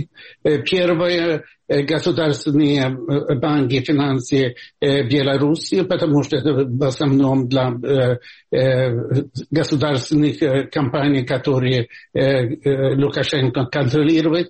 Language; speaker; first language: Russian; non-native, fluent; Swedish